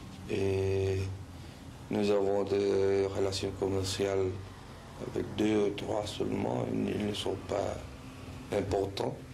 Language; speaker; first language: French; non-native, learner; Spanish